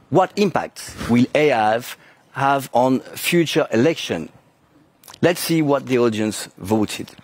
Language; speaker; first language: English; non-native, fluent; French